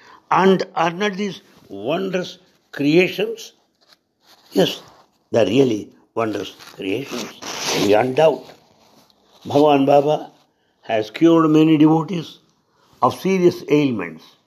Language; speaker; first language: English; non-native, local second language; Telugu